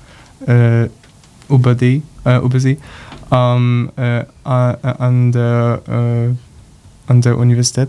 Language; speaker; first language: German; non-native, learner; Polish